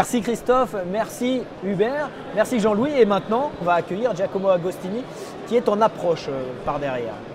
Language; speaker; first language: French; native; French